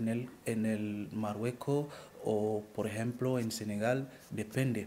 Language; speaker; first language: Spanish; non-native, fluent; French